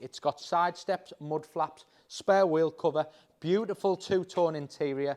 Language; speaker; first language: English; native; English